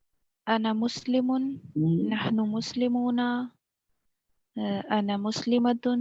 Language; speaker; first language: Arabic; non-native, learner; Urdu